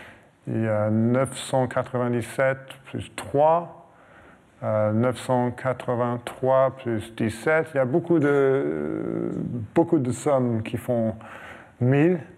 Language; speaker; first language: French; non-native, fluent; English